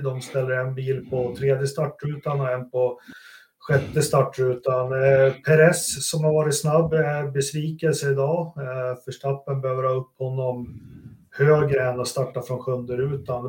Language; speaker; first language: Swedish; native; Swedish